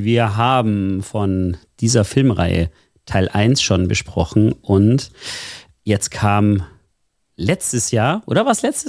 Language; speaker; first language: German; native; German